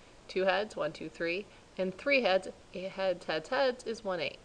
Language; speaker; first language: English; native; English